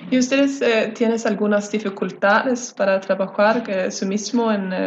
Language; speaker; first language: Spanish; non-native, learner; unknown